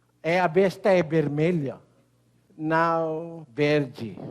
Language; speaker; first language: Portuguese; non-native, learner; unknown